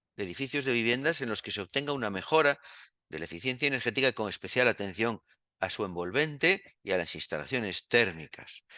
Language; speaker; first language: Spanish; native; Spanish